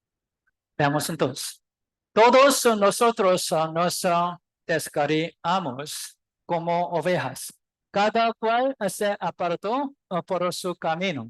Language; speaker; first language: Spanish; non-native, learner; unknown